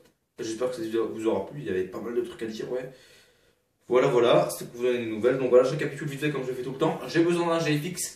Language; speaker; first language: French; native; French